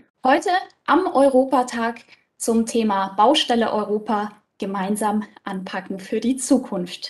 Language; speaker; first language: German; native; German